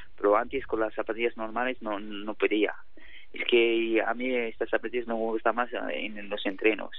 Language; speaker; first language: Spanish; non-native, fluent; Arabic